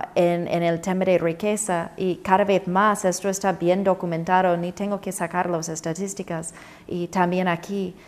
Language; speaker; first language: Spanish; non-native, fluent; English